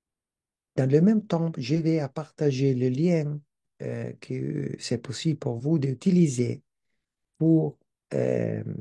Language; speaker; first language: French; non-native, learner; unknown